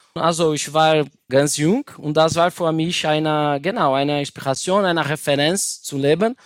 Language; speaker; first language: German; non-native, learner; Portuguese